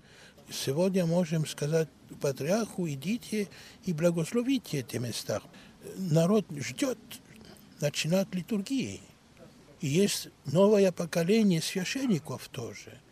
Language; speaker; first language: Russian; non-native, learner; Greek